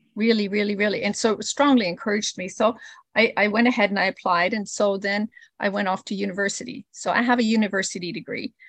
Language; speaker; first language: English; early bilingual, other home language; Spanish